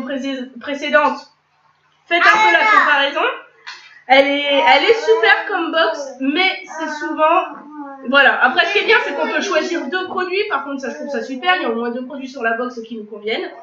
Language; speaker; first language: French; native; French